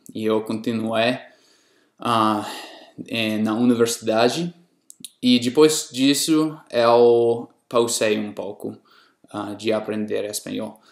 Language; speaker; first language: Portuguese; non-native, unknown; English